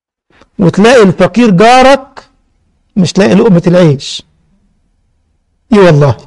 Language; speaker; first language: Arabic; native; Arabic